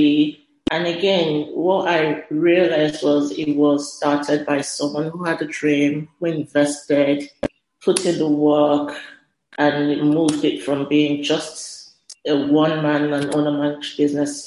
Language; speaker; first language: English; non-native, local second language; Yoruba